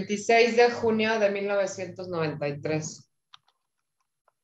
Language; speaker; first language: Spanish; native; Spanish